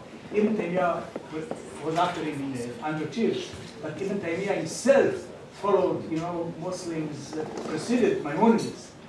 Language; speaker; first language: English; non-native, fluent; Hebrew